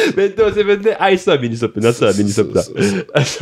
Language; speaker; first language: Japanese; native; Japanese